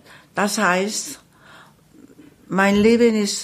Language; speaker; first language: German; non-native, learner; Korean